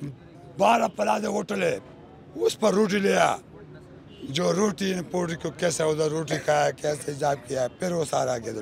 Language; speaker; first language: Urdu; non-native, local second language; Pashto